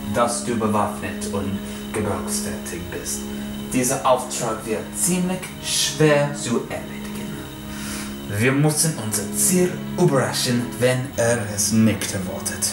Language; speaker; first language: German; non-native, learner; English